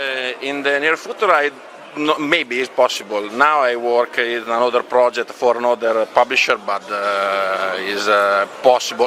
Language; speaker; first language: English; non-native, learner; Italian